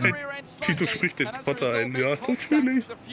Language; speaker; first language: German; native; German